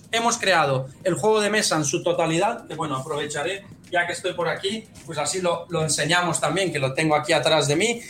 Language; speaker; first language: Spanish; non-native, fluent; Romanian